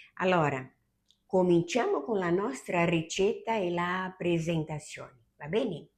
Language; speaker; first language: Italian; non-native, fluent; Portuguese